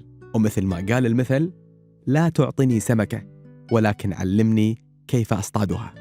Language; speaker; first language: Arabic; native; Arabic